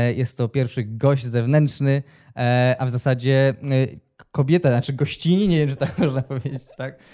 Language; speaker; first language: Polish; native; Polish